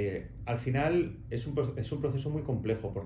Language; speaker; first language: Spanish; native; Spanish